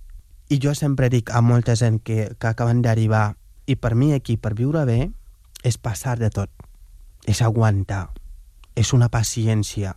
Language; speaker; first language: Catalan; non-native, fluent; Wolof